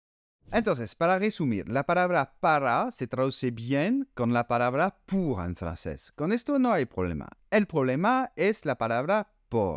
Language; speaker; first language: Spanish; non-native, fluent; French